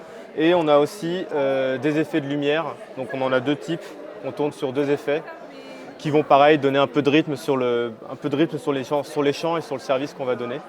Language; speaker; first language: French; native; French